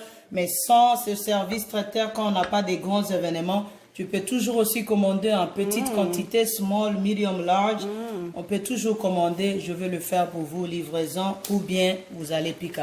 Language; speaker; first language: French; non-native, local second language; Lingala